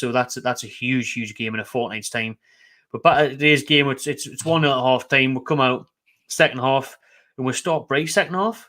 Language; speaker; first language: English; native; English